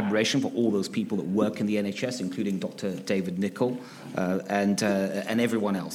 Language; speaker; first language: English; native; English